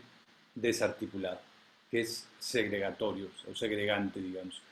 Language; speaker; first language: Spanish; native; Spanish